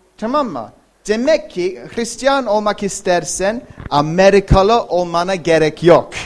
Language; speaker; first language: Turkish; non-native, fluent; English